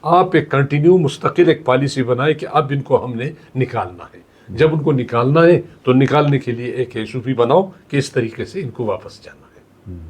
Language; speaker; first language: Urdu; non-native, local second language; Pashto